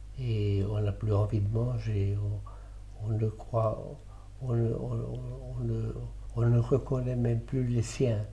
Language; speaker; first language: French; early bilingual, other home language; Italian